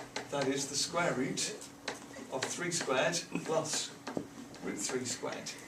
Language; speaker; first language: English; native; English